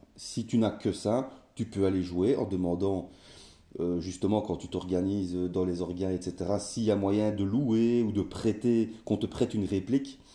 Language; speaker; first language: French; native; French